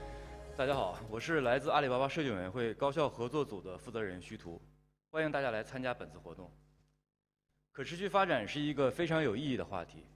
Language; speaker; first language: Chinese; native; Chinese